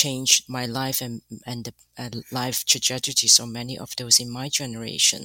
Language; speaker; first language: English; non-native, fluent; Chinese